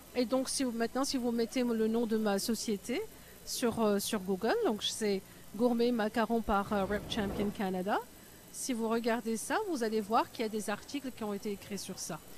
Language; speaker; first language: French; non-native, local second language; Arabic